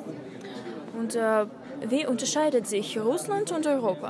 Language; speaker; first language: German; non-native, learner; Russian